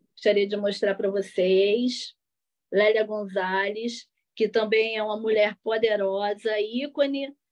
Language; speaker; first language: Portuguese; native; Portuguese